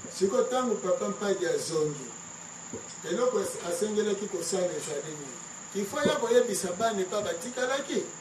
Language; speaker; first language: Lingala; non-native, local second language; Kongo